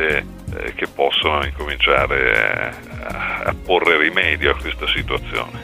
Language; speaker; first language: Italian; native; Italian